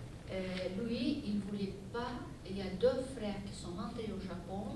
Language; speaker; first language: French; non-native, fluent; Portuguese